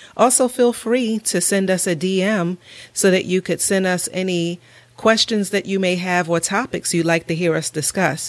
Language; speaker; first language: English; native; English